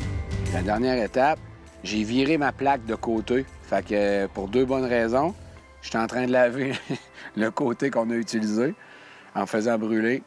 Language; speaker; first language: French; native; French